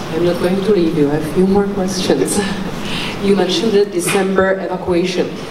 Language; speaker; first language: English; non-native, fluent; Czech